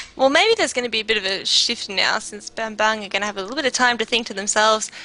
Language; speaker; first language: English; native; English